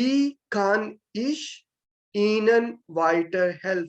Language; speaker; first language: German; non-native, fluent; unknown